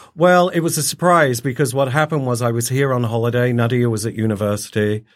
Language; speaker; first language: English; native; English